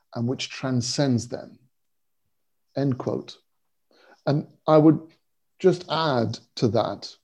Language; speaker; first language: English; native; English